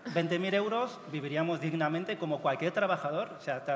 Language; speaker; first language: Spanish; non-native, fluent; Chinese